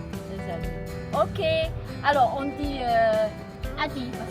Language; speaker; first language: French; non-native, learner; Chinese